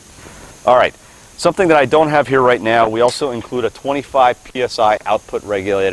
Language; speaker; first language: English; native; English